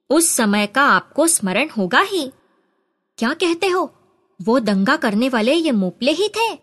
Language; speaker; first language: Hindi; non-native, local second language; Marathi